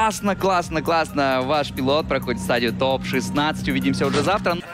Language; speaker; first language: Russian; native; Russian